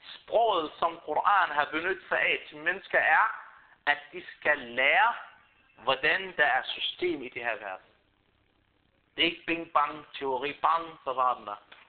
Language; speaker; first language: Danish; non-native, fluent; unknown